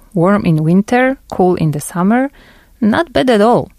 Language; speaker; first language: English; non-native, fluent; Polish